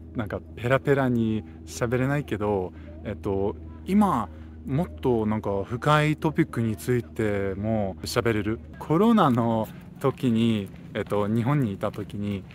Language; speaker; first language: Japanese; non-native, fluent; Russian